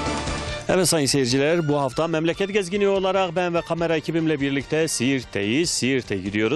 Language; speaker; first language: Turkish; native; Turkish